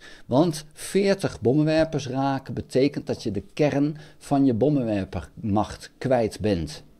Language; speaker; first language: Dutch; native; Dutch